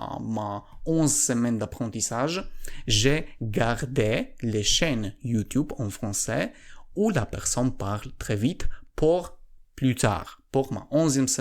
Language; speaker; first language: French; non-native, learner; Polish